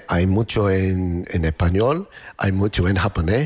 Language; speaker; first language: Spanish; non-native, learner; English